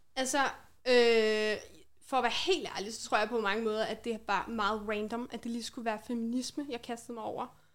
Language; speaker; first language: Danish; native; Danish